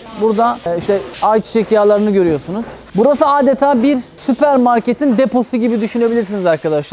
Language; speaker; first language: Turkish; native; Turkish